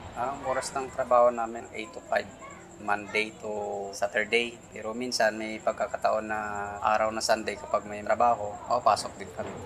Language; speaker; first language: Filipino; non-native, local second language; Hiligaynon